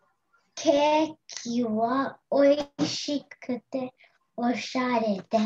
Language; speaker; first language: Japanese; non-native, learner; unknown